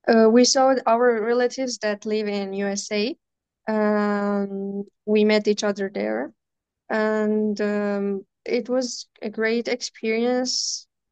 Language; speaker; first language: English; non-native, fluent; Armenian